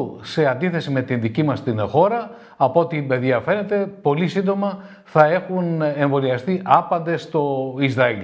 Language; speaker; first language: Greek; native; Greek